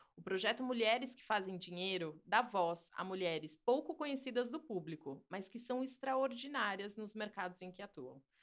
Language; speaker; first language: Portuguese; native; Portuguese